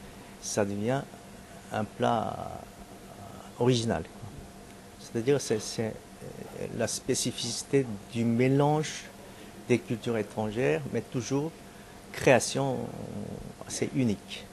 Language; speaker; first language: French; non-native, fluent; Korean